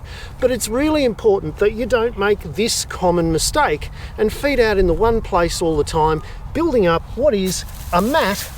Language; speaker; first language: English; native; English